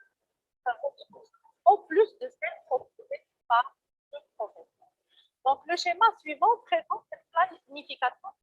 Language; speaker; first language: French; non-native, local second language; Arabic